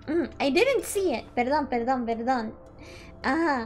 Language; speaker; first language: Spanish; non-native, learner; English